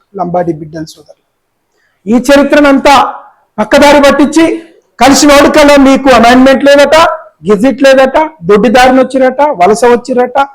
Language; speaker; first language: Telugu; non-native, local second language; Lambadi